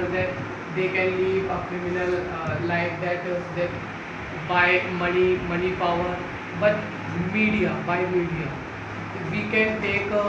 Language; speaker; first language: English; non-native, learner; Hindi